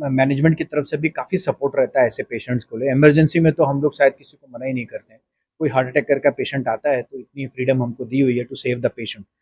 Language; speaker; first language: Hindi; native; Hindi